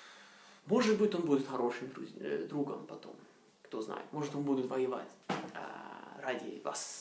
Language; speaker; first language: Russian; non-native, fluent; Norwegian